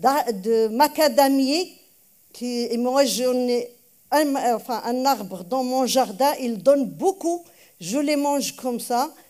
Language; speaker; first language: French; non-native, local second language; Arabic